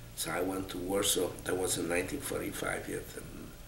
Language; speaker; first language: English; non-native, fluent; Polish